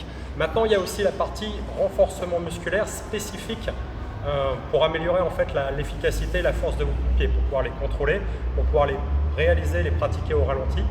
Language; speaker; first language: French; native; French